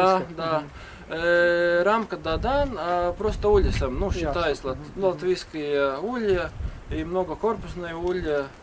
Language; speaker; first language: Russian; non-native, learner; Latvian